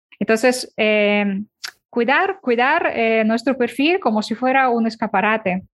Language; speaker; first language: Spanish; non-native, fluent; Ukrainian